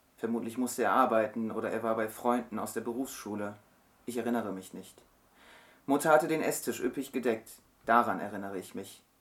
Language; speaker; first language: German; early bilingual, other home language; Turkish